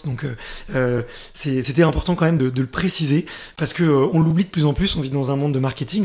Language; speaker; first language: French; native; French